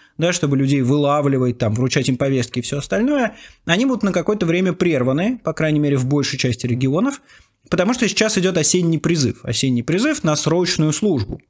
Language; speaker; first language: Russian; native; Russian